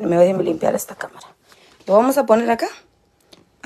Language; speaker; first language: Spanish; native; Spanish